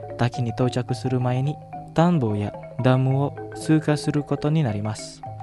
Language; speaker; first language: Japanese; non-native, fluent; Indonesian